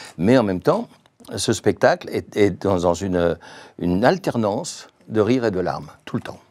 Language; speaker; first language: French; native; French